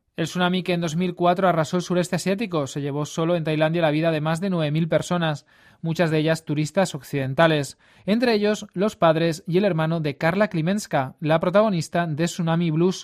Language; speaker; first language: Spanish; native; Spanish